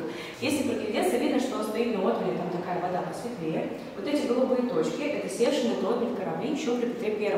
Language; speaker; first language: Russian; native; Russian